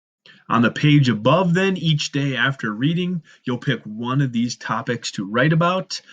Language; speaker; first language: English; native; English